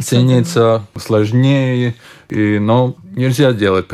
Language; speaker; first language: Russian; non-native, local second language; Latvian